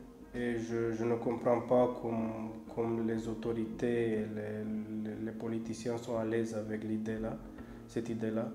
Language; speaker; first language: French; non-native, learner; Romanian